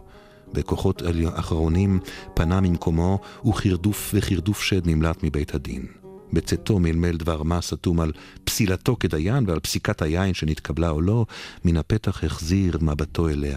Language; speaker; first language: Hebrew; native; Hebrew